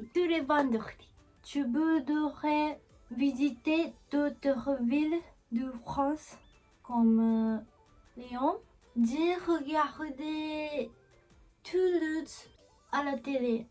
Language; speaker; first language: French; non-native, learner; Japanese